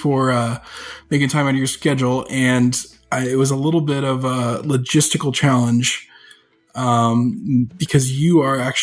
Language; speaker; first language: English; native; English